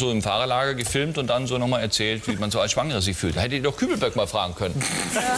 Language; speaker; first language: German; native; German